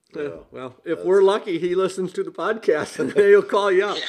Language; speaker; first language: English; native; English